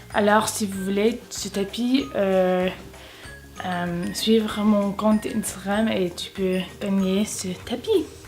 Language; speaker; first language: French; non-native, learner; English